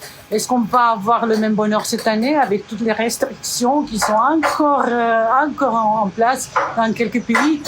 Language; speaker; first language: French; non-native, fluent; Romanian